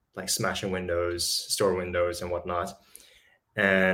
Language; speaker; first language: English; early bilingual, other home language; Chinese